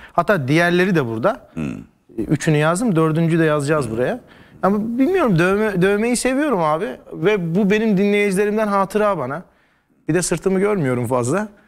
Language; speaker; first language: Turkish; native; Turkish